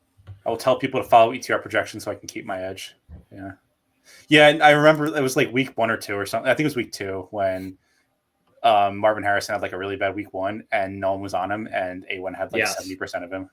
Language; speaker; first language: English; native; English